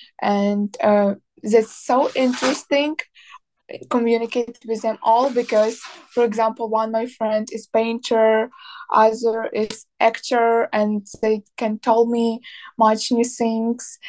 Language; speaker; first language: English; non-native, learner; Ukrainian